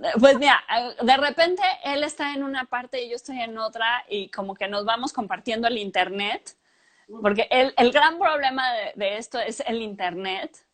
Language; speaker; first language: Spanish; native; Spanish